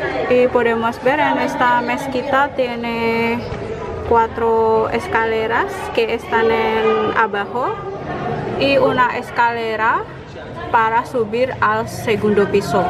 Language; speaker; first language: Spanish; non-native, learner; Indonesian